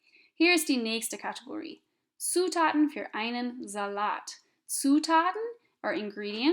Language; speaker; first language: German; non-native, fluent; English